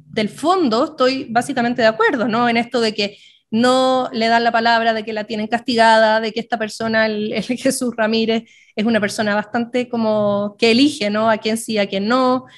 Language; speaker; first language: Spanish; native; Spanish